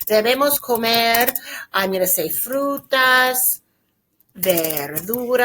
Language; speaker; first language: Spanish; non-native, fluent; English